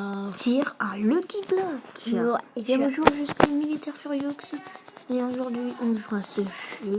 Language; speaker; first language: French; native; French